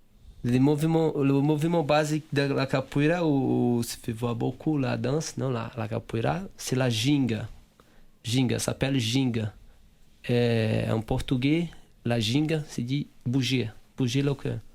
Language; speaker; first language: French; non-native, fluent; Portuguese